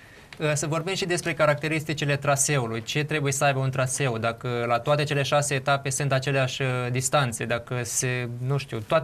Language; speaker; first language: Romanian; native; Romanian